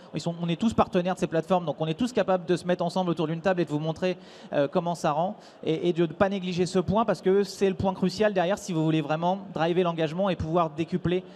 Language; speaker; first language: French; native; French